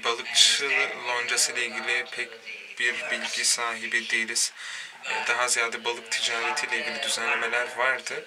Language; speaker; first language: Turkish; native; Turkish